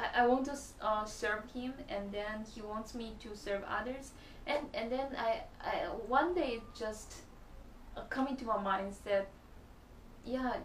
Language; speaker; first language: English; non-native, learner; Chinese